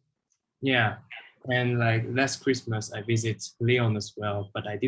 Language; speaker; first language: English; non-native, fluent; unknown